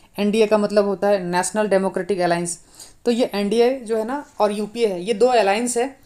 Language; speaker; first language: Hindi; non-native, local second language; Nepali